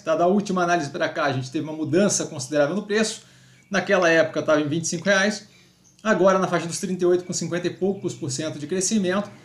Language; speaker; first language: Portuguese; native; Portuguese